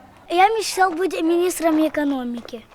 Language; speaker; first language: Russian; non-native, local second language; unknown